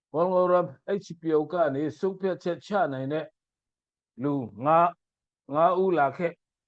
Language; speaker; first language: Burmese; non-native, local second language; Mizo